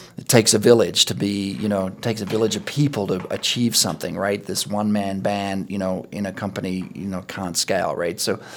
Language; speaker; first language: English; native; English